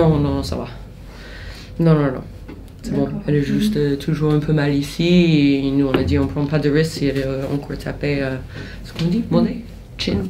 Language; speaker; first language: French; non-native, fluent; English